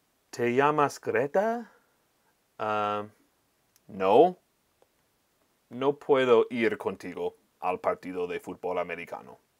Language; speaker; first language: Spanish; non-native, fluent; English